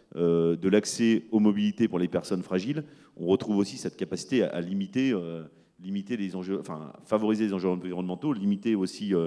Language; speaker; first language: French; native; French